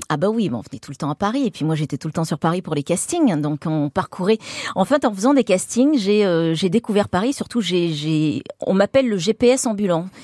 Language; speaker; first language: French; native; French